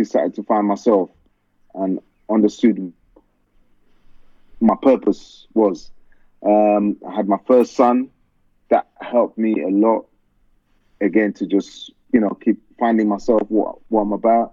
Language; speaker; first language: English; early bilingual, other home language; French